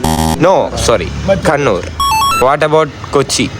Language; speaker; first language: English; non-native, local second language; Malayalam